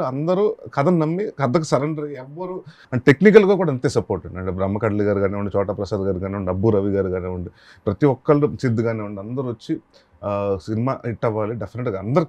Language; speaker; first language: Telugu; native; Telugu